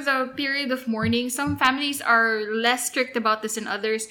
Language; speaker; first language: English; non-native, local second language; Filipino